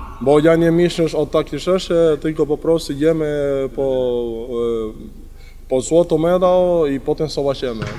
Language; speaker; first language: Polish; non-native, learner; Spanish